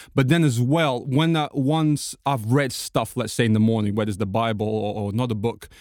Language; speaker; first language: English; non-native, fluent; Portuguese